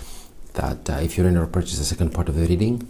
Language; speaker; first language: English; non-native, fluent; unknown